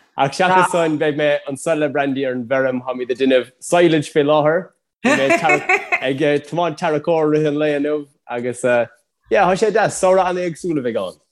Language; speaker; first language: Irish; native; Irish